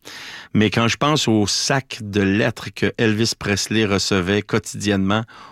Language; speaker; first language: French; native; French